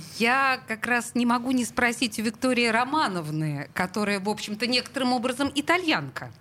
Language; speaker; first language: Russian; native; Russian